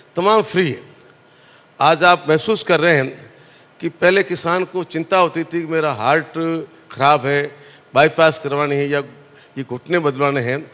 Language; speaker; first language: Hindi; native; Hindi